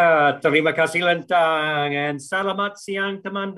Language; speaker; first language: Indonesian; non-native, fluent; English